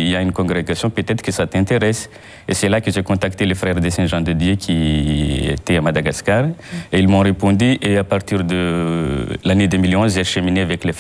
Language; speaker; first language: French; non-native, local second language; Malagasy